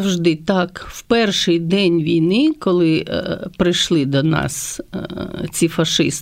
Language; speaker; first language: Ukrainian; native; Ukrainian